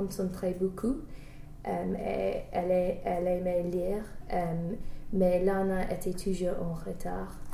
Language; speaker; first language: French; non-native, learner; English